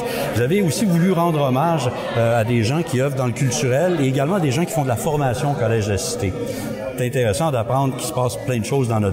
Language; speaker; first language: French; native; French